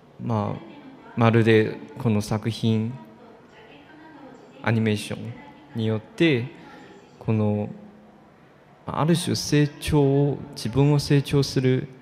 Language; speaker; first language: Japanese; non-native, fluent; Chinese